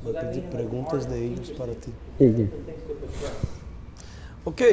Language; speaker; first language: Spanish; non-native, fluent; Portuguese